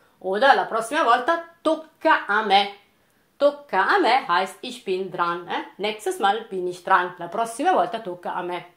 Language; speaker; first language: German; non-native, fluent; Italian